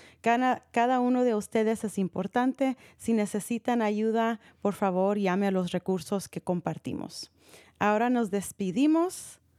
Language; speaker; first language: Spanish; early bilingual, heritage; Spanish